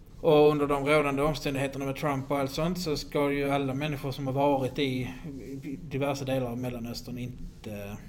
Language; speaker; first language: Swedish; native; Swedish